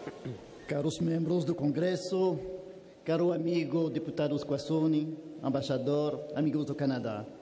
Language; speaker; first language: Portuguese; non-native, fluent; French